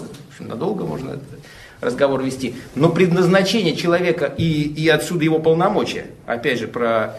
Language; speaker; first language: Russian; native; Russian